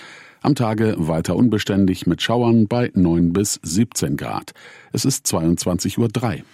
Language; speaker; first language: German; native; German